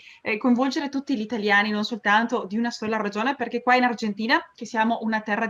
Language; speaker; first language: Italian; early bilingual, heritage; Spanish